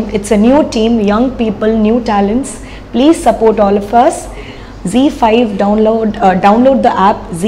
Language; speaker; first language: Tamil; non-native, fluent; Odia